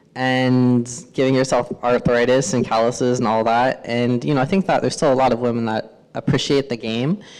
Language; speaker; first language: English; native; English